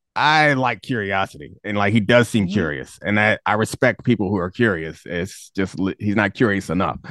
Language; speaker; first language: English; native; English